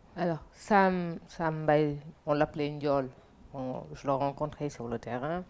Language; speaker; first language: French; non-native, local second language; Wolof